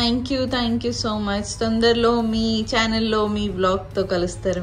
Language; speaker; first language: Telugu; non-native, local second language; Urdu